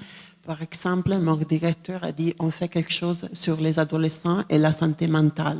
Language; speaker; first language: French; non-native, fluent; Italian